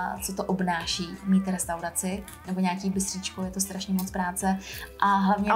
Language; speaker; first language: Czech; early bilingual, other home language; Vietnamese